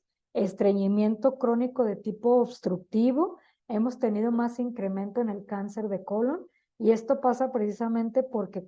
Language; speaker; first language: Spanish; native; Spanish